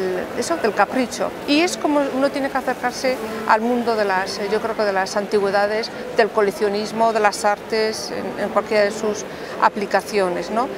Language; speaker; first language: Spanish; native; Spanish